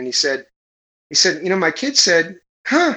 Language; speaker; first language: English; native; English